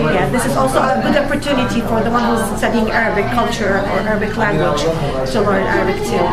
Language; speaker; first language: English; non-native, fluent; Arabic